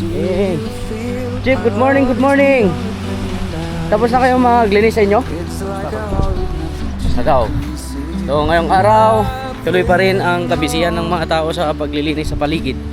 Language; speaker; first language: Filipino; non-native, local second language; Iloko